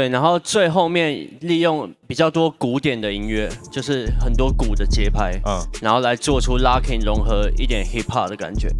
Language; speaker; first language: Chinese; native; Chinese